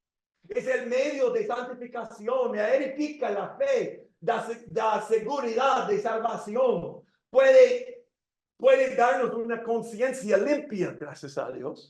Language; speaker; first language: Spanish; non-native, fluent; English